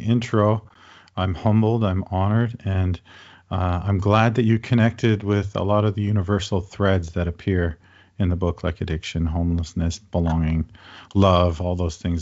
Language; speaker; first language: English; native; English